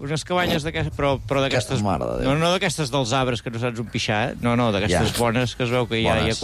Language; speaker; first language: Catalan; native; Catalan